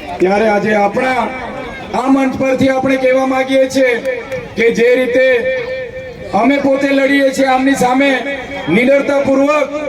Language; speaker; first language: Gujarati; non-native, local second language; Vasavi